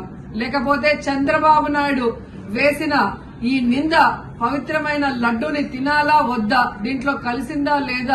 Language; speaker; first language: Telugu; native; Telugu